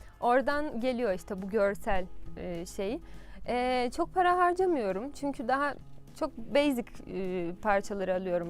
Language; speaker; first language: Turkish; non-native, fluent; Portuguese